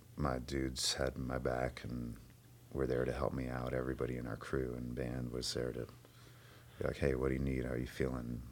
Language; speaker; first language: English; early bilingual, other home language; Spanish